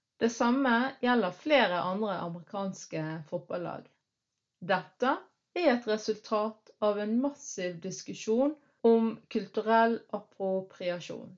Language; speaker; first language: Norwegian; early bilingual, other home language; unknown